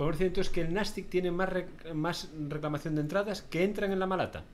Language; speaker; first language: Spanish; native; Spanish